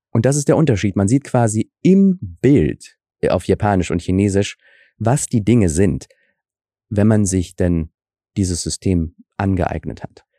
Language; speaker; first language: German; early bilingual, other home language; Russian